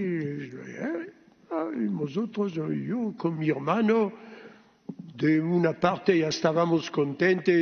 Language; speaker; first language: Spanish; early bilingual, heritage; Ladino